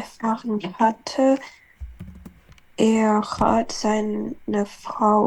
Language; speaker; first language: German; non-native, learner; Ukrainian